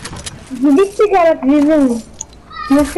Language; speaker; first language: Swedish; early bilingual, other home language; Turkish